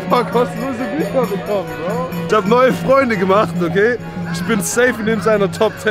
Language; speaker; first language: German; native; German